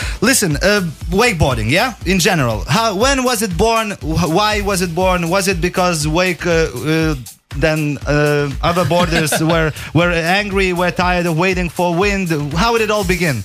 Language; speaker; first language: English; non-native, fluent; Lithuanian